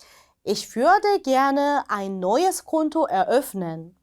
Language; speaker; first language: German; non-native, fluent; Korean